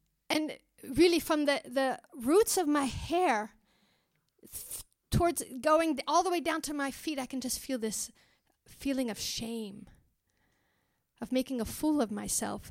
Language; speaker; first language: English; native; English